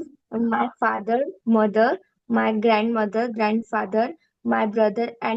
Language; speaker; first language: English; non-native, learner; Marathi